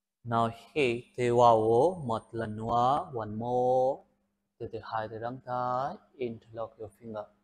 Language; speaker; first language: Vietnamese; non-native, learner; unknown